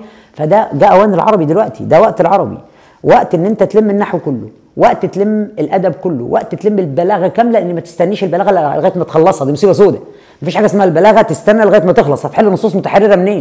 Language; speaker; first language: Arabic; native; Arabic